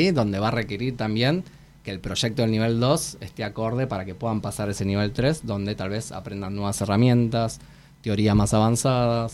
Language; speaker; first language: Spanish; native; Spanish